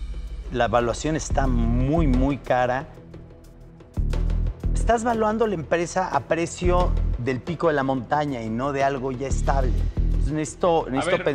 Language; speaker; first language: Spanish; native; Spanish